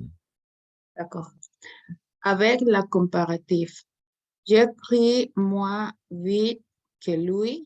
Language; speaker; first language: French; non-native, learner; Spanish